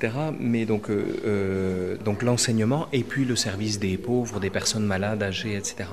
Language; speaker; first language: French; native; French